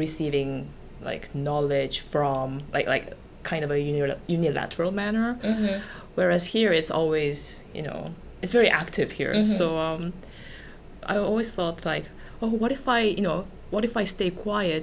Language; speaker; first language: English; non-native, fluent; Korean